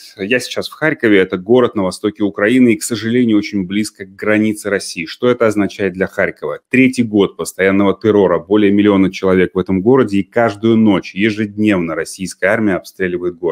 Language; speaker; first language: Russian; native; Russian